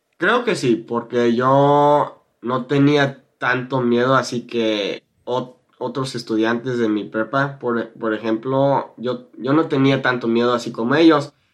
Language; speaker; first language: Spanish; non-native, fluent; English